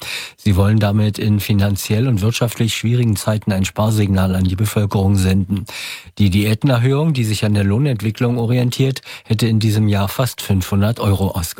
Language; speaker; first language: German; native; German